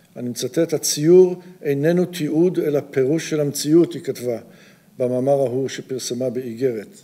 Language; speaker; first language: Hebrew; early bilingual, other home language; English